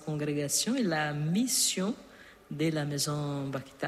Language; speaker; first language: French; non-native, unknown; Portuguese